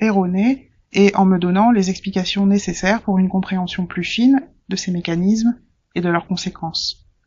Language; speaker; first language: French; native; French